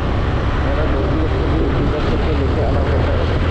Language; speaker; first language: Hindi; non-native, local second language; Bodo